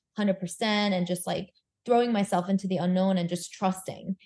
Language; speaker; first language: English; early bilingual, other home language; Korean